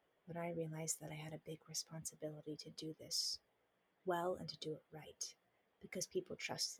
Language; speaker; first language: English; native; English